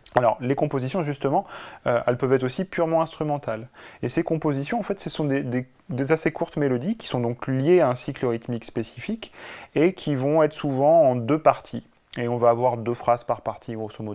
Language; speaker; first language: French; native; French